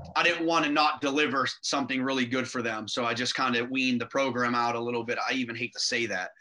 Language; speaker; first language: English; native; English